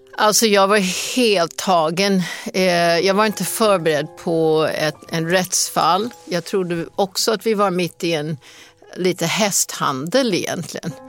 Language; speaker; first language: Swedish; non-native, fluent; English